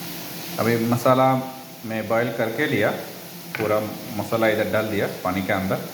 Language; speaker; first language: Hindi; non-native, learner; Bangla